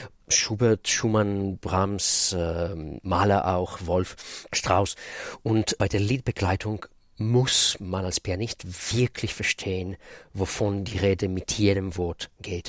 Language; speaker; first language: German; non-native, fluent; Russian